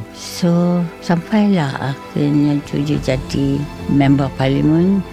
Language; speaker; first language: Malay; native; Malay